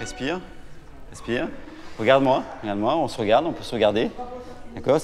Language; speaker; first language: French; native; French